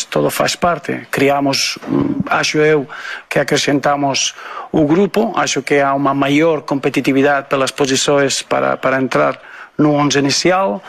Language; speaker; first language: Portuguese; non-native, fluent; Spanish